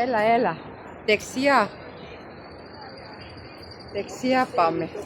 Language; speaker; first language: Greek; non-native, learner; Armenian